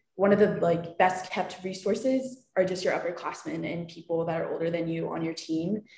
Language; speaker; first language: English; native; English